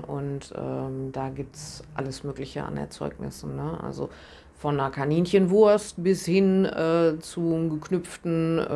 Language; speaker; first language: German; native; German